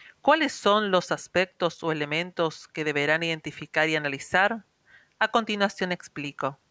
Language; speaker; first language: Spanish; native; Spanish